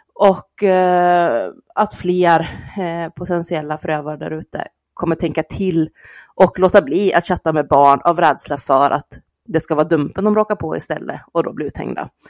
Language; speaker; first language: Swedish; native; Swedish